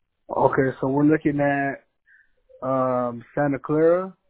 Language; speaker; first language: English; early bilingual, other home language; Spanish